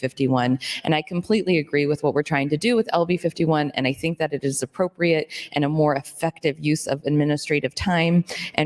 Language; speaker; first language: English; native; English